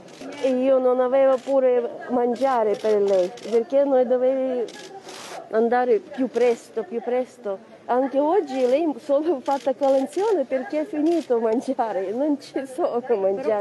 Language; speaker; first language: Italian; non-native, learner; Ukrainian